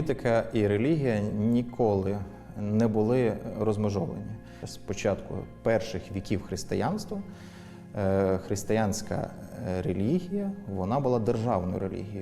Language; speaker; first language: Ukrainian; native; Ukrainian